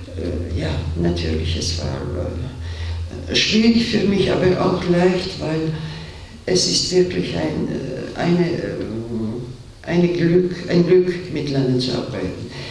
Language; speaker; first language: German; non-native, fluent; Georgian